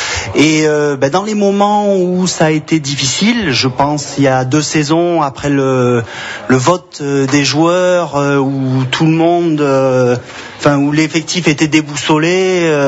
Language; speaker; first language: French; native; French